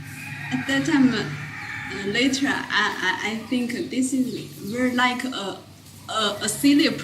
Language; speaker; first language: English; non-native, learner; Chinese